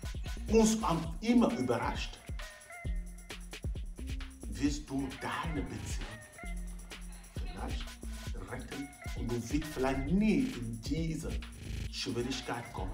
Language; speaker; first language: German; non-native, fluent; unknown